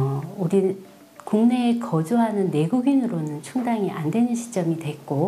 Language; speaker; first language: Korean; native; Korean